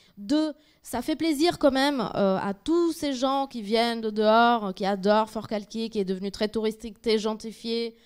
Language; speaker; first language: French; native; French